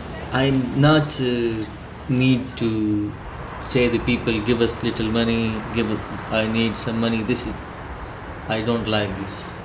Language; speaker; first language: English; non-native, learner; Pashto